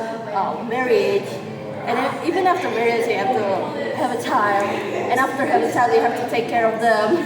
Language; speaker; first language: English; non-native, learner; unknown